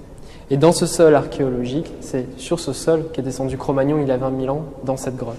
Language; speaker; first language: French; native; French